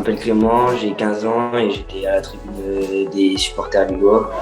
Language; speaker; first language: French; native; French